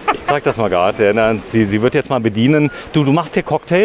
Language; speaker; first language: German; native; German